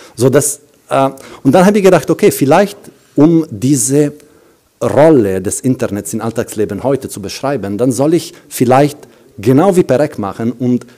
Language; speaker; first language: German; non-native, fluent; Italian